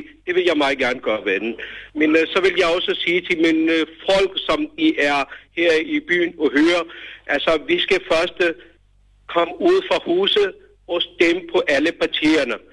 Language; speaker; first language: Danish; non-native, learner; Urdu